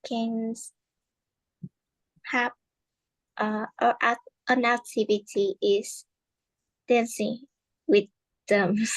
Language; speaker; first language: English; non-native, learner; Vietnamese